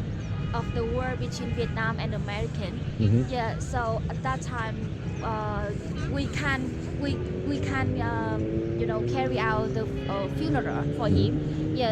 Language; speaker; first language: English; non-native, learner; Vietnamese